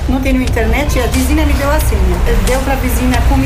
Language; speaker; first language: Portuguese; non-native, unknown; Arabic